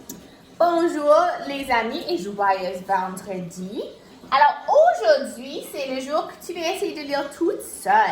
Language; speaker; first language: French; non-native, local second language; English